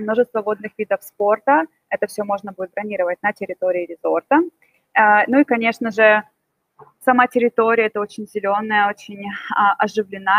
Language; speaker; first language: Russian; native; Russian